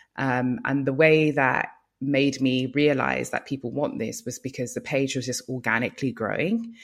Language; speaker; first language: English; early bilingual, other home language; Yoruba